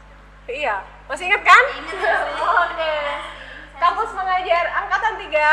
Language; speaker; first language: Indonesian; native; Indonesian